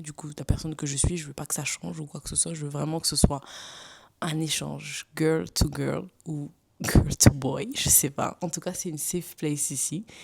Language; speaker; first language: French; non-native, local second language; Wolof